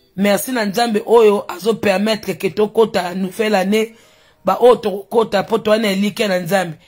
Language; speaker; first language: French; non-native, local second language; Lingala